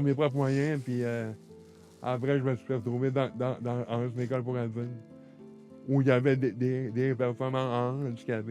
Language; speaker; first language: French; native; French